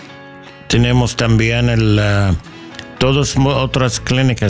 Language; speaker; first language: Spanish; non-native, learner; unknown